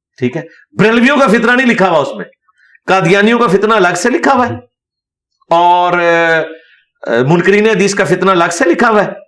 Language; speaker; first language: Urdu; native; Urdu